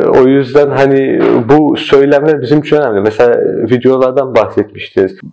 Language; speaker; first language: Turkish; early bilingual, heritage; Turkish